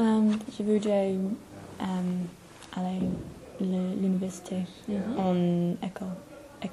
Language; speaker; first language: French; non-native, learner; English